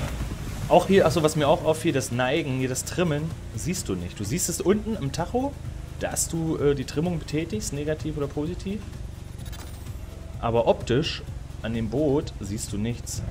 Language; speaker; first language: German; native; German